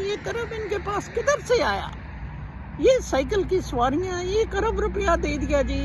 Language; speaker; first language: Urdu; non-native, local second language; Punjabi